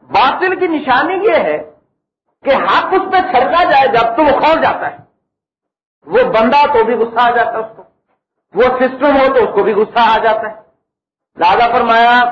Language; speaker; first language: Urdu; native; Urdu